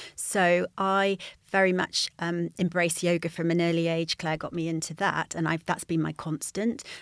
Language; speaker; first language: English; native; English